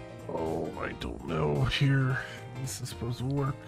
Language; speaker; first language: English; native; English